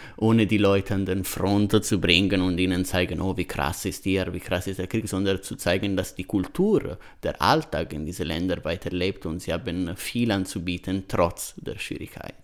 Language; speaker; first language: German; non-native, fluent; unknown